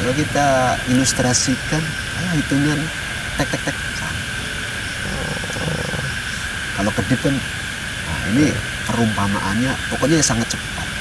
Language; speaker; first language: Indonesian; native; Indonesian